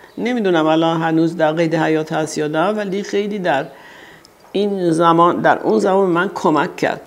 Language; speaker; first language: Persian; early bilingual, heritage; Persian